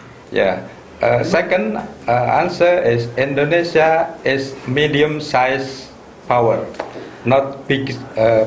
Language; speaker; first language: English; non-native, fluent; Indonesian